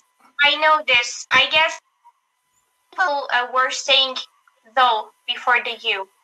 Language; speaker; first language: English; non-native, learner; Turkish